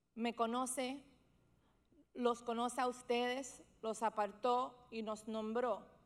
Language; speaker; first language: Spanish; early bilingual, heritage; Spanish